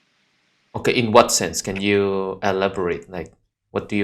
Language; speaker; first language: English; non-native, fluent; Indonesian